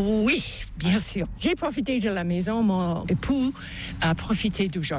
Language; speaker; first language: French; non-native, local second language; English